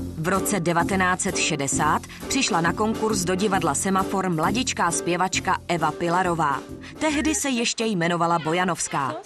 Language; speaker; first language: Czech; native; Czech